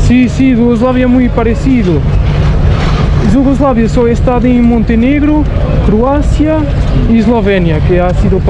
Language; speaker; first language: Spanish; non-native, learner; Portuguese